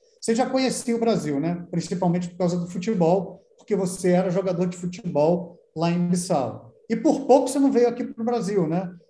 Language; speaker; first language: Portuguese; native; Portuguese